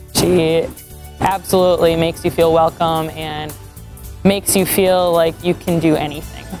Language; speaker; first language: English; native; English